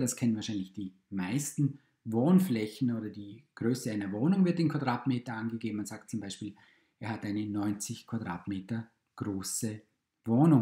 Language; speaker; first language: German; native; German